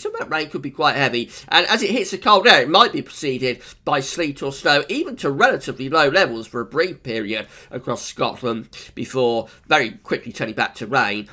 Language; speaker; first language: English; native; English